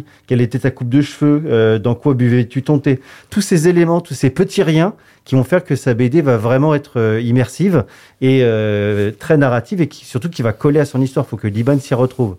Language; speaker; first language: French; native; French